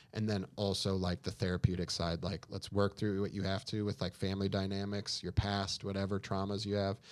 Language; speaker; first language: English; native; English